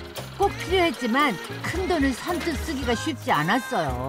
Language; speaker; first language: Korean; native; Korean